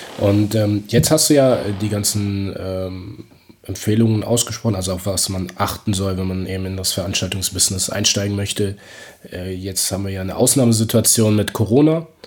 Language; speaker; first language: German; native; German